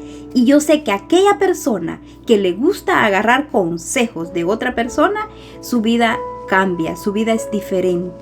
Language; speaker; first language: Spanish; native; Spanish